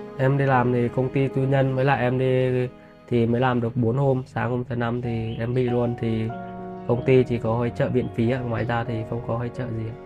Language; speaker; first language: Vietnamese; non-native, local second language; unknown